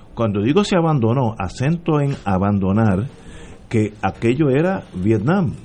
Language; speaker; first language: Spanish; native; Spanish